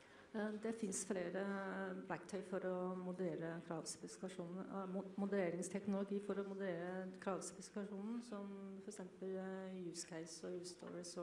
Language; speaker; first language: Norwegian; non-native, fluent; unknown